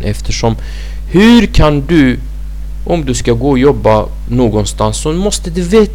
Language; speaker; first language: Swedish; non-native, fluent; Arabic